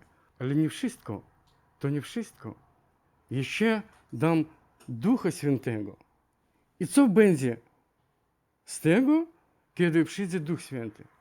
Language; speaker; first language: Polish; non-native, learner; Ukrainian